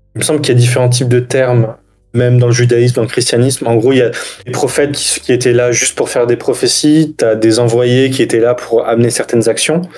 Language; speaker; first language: French; native; French